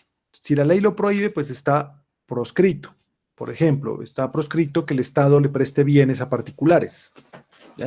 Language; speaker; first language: Spanish; native; Spanish